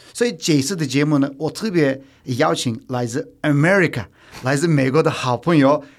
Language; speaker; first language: Chinese; non-native, fluent; Turkish